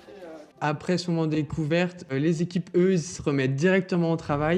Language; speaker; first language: French; native; French